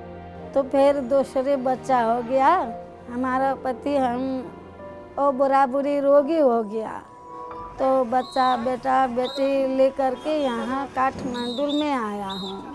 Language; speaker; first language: Hindi; non-native, learner; Maithili